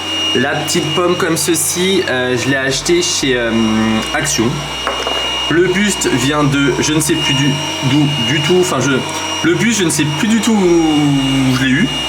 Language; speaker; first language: French; native; French